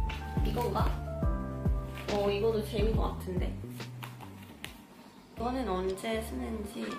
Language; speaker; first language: Korean; non-native, fluent; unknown